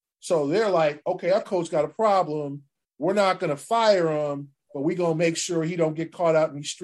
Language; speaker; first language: English; native; English